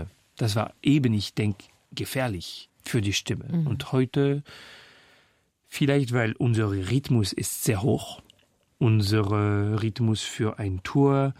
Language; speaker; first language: German; non-native, learner; French